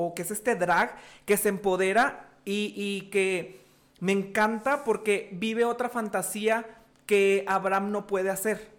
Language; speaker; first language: Spanish; native; Spanish